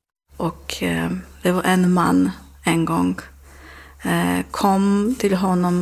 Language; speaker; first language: Swedish; non-native, learner; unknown